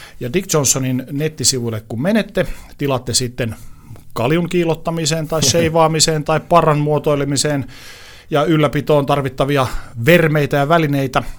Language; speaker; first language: Finnish; native; Finnish